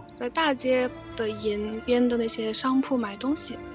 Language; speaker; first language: Chinese; non-native, fluent; Turkish